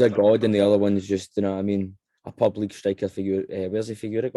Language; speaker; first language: English; native; English